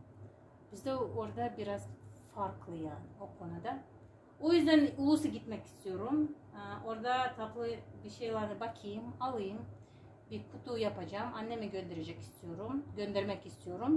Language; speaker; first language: Turkish; non-native, learner; Uzbek